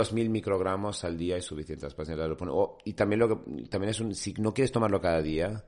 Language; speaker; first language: Spanish; non-native, fluent; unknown